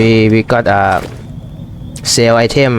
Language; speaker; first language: English; non-native, learner; Thai